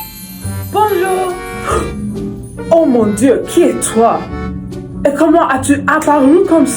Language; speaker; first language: French; non-native, learner; English